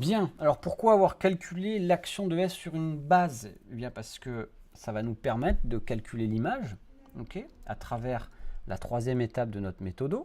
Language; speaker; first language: French; native; French